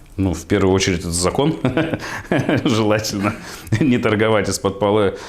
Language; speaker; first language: Russian; native; Russian